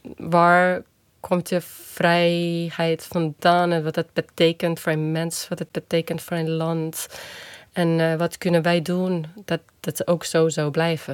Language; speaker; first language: Dutch; non-native, fluent; Estonian